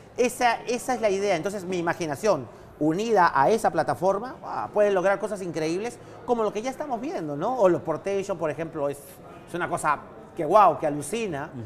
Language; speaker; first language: Spanish; native; Spanish